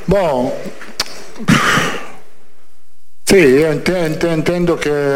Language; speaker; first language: Portuguese; non-native, fluent; Italian